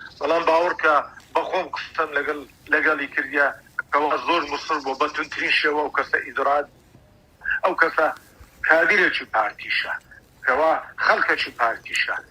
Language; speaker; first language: Central Kurdish; native; Central Kurdish